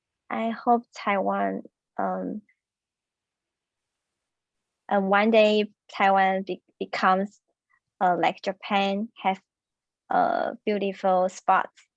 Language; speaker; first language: English; non-native, learner; Chinese